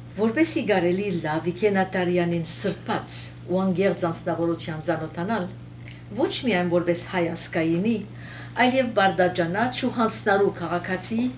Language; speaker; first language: Armenian; early bilingual, heritage; Armenian